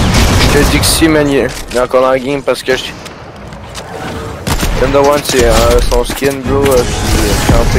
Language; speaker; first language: French; native; French